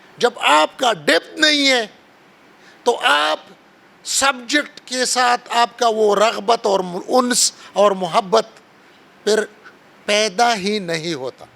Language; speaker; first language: Urdu; non-native, local second language; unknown